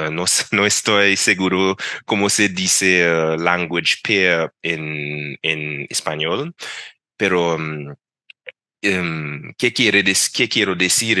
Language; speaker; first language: Spanish; non-native, fluent; English